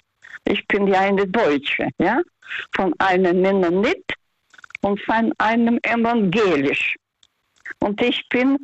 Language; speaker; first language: German; non-native, fluent; Russian